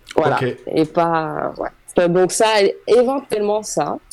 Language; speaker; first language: French; native; French